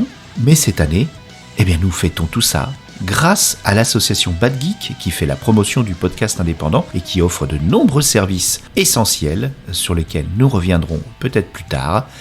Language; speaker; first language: French; native; French